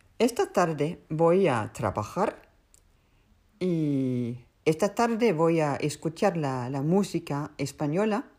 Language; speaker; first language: Spanish; non-native, learner; Danish